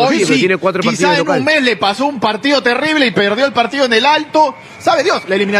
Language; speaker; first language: Spanish; native; Spanish